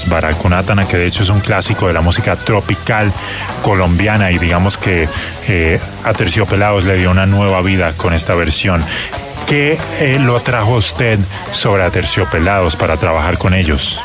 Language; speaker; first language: Spanish; native; Spanish